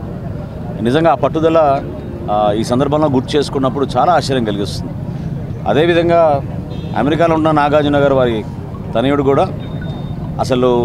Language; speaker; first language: Telugu; native; Telugu